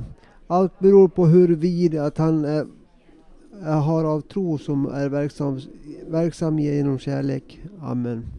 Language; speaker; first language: Swedish; non-native, local second language; Finnish